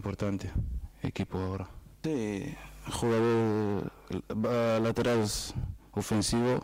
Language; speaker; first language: Spanish; non-native, fluent; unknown